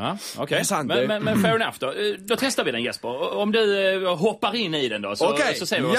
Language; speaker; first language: Swedish; native; Swedish